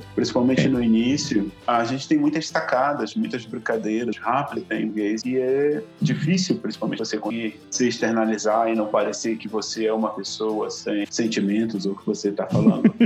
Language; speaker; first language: Portuguese; native; Portuguese